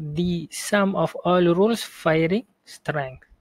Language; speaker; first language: English; non-native, local second language; Malay